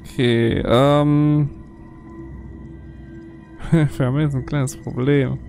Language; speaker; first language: German; native; German